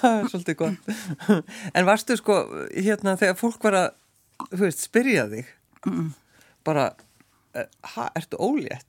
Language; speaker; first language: Icelandic; native; Icelandic